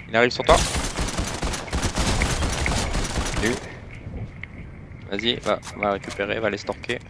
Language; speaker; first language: French; native; French